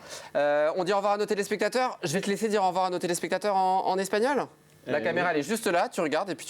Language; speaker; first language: French; native; French